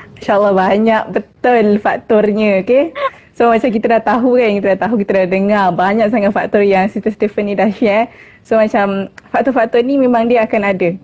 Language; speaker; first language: Malay; native; Malay